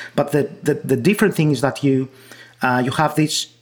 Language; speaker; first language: English; non-native, fluent; Greek